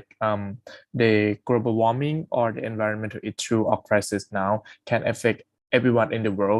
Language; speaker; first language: English; non-native, fluent; Thai